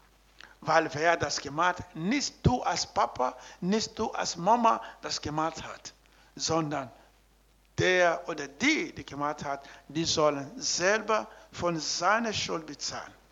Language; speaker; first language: German; non-native, learner; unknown